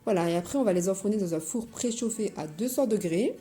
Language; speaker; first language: French; non-native, local second language; Arabic